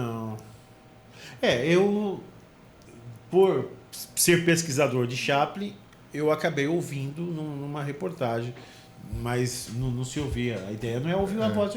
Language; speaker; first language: Portuguese; native; Portuguese